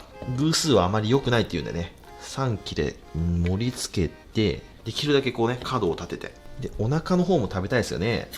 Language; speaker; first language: Japanese; native; Japanese